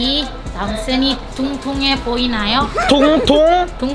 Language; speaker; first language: Korean; non-native, learner; Indonesian